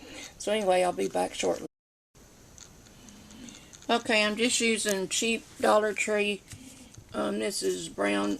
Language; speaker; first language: English; native; English